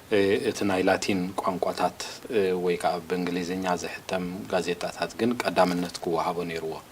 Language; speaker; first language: Tigrinya; native; Tigrinya